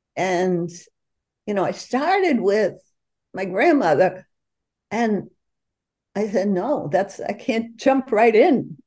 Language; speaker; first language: English; native; English